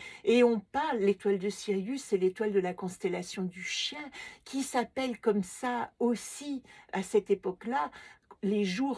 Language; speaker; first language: French; native; French